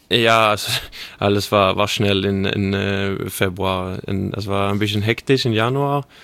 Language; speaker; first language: German; non-native, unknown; Swedish